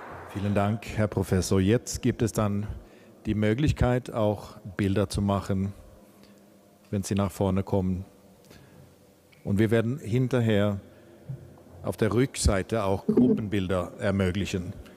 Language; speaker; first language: German; non-native, fluent; Swedish